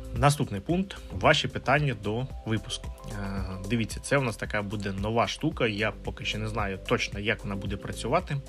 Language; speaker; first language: Ukrainian; non-native, local second language; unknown